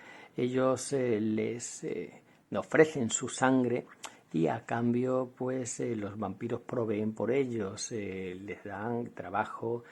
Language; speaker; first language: Spanish; native; Spanish